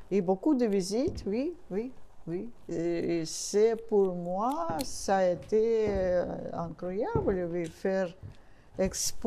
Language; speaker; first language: French; non-native, learner; Russian